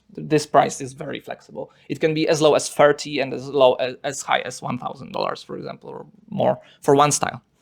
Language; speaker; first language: English; non-native, fluent; Polish